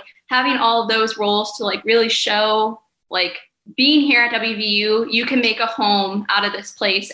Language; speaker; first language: English; native; English